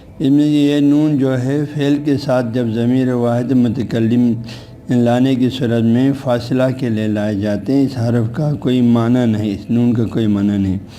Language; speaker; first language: Urdu; non-native, local second language; Balti